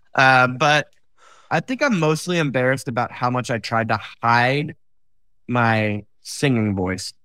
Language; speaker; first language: English; native; English